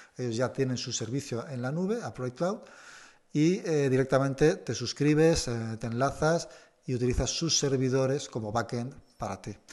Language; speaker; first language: Spanish; native; Spanish